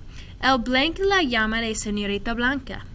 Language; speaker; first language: Spanish; non-native, fluent; English